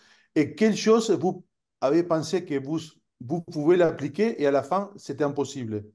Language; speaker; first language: French; non-native, fluent; Spanish